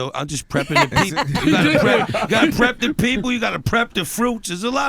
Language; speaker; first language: English; native; English